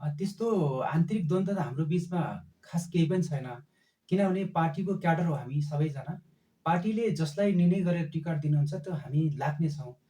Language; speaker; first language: Nepali; non-native, local second language; Eastern Tamang